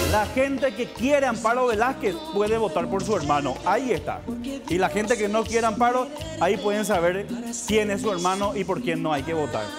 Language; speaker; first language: Spanish; native; Spanish